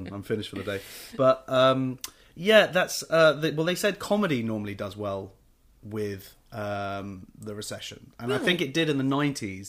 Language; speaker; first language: English; native; English